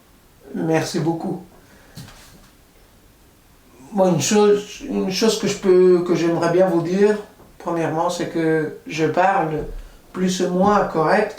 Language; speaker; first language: French; non-native, fluent; Spanish